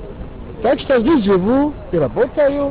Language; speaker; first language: Russian; non-native, learner; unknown